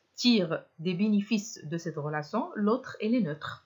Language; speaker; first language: French; non-native, local second language; Arabic